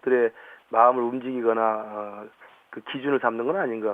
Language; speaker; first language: Korean; native; Korean